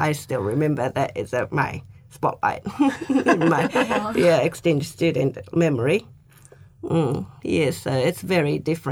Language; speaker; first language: English; non-native, fluent; Japanese